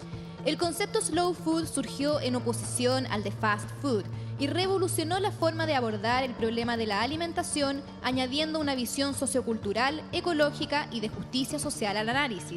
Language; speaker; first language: Spanish; native; Spanish